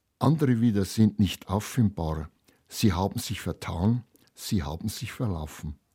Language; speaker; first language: German; native; German